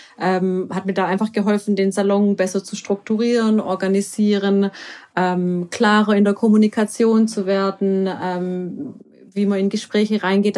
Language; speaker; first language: German; early bilingual, other home language; Croatian